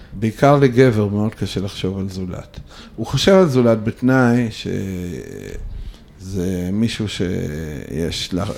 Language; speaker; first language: Hebrew; non-native, fluent; Russian